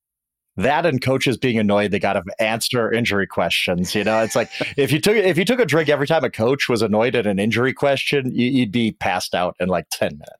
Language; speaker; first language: English; native; English